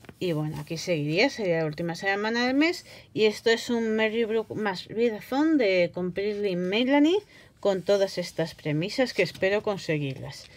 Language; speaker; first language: Spanish; native; Spanish